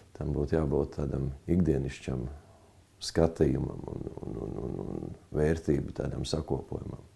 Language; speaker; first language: Latvian; native; Latvian